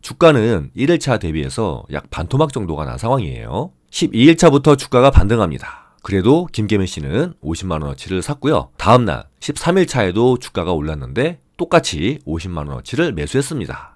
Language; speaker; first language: Korean; native; Korean